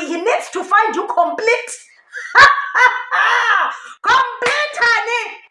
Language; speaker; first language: English; non-native, local second language; Xhosa